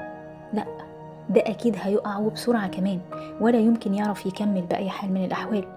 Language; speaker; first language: Arabic; native; Arabic